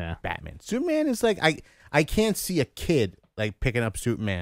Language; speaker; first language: English; native; English